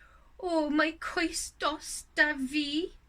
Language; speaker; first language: Welsh; non-native, local second language; English